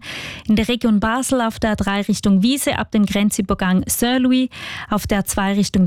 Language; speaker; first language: German; native; German